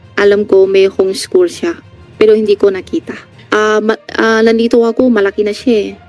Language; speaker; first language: Filipino; non-native, learner; Chinese